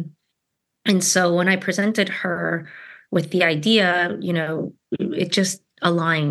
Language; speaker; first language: English; native; English